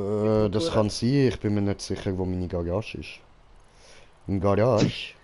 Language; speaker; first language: German; native; German